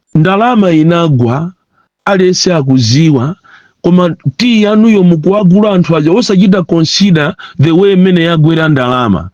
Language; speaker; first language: Nyanja; non-native, local second language; Tumbuka